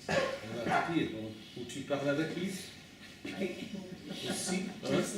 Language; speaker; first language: French; non-native, fluent; English